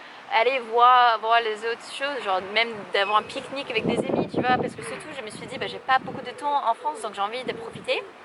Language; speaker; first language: French; non-native, fluent; English